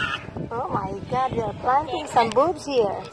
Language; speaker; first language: English; non-native, local second language; Filipino